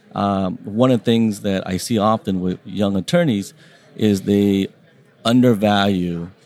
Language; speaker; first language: English; early bilingual, other home language; Vietnamese